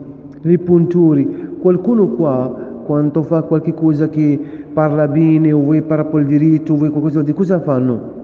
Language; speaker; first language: Italian; non-native, fluent; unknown